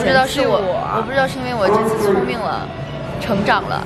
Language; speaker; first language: Chinese; native; Chinese